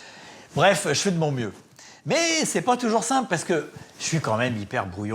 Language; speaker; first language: French; native; French